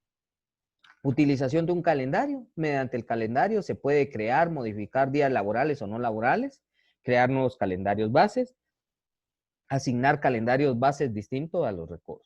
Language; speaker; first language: Spanish; native; Spanish